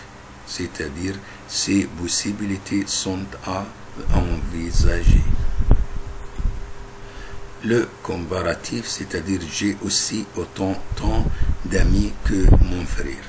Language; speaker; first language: French; non-native, fluent; Arabic